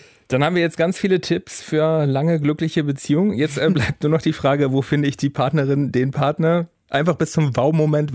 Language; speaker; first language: German; native; German